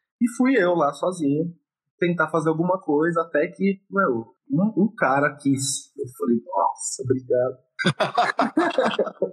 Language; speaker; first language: Portuguese; native; Portuguese